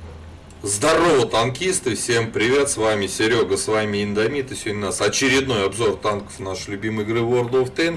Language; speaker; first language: Russian; native; Russian